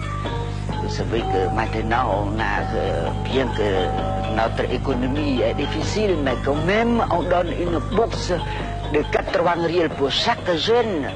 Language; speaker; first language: French; non-native, local second language; Khmer